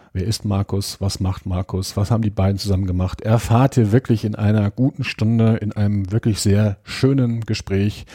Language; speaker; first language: German; native; German